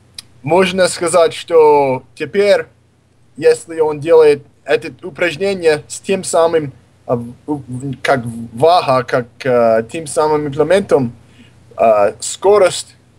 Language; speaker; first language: Russian; non-native, fluent; English